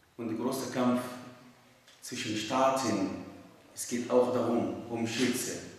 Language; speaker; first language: German; non-native, fluent; Arabic